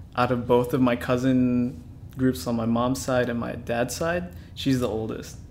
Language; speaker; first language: English; early bilingual, other home language; Filipino